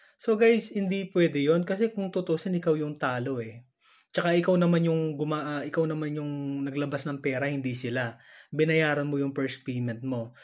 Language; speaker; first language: Filipino; native; Filipino